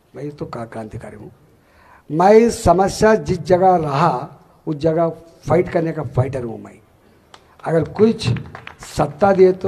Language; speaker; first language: Hindi; non-native, local second language; Telugu